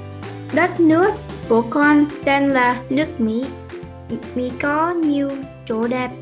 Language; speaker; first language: Vietnamese; early bilingual, heritage; Vietnamese